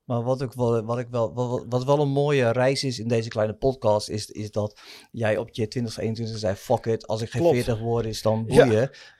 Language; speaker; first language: Dutch; native; Dutch